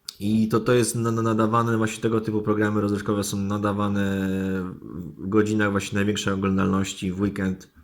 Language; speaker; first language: Polish; native; Polish